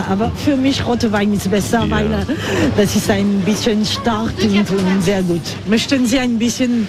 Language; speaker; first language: German; non-native, learner; French